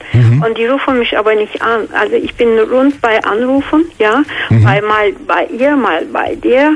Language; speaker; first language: German; non-native, fluent; Georgian